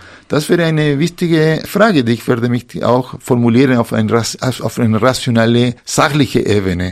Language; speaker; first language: German; non-native, fluent; Spanish